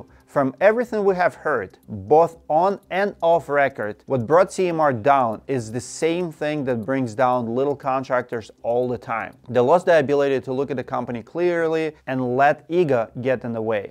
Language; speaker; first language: English; non-native, fluent; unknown